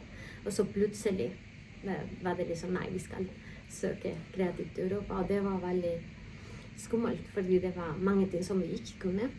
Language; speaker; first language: Norwegian; non-native, fluent; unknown